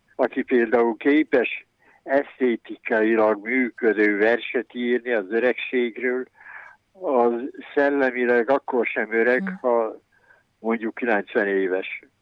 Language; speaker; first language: Hungarian; native; Hungarian